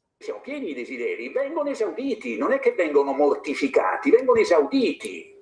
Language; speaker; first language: Italian; native; Italian